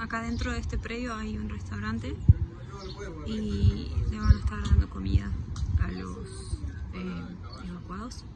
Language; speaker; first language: Spanish; native; Spanish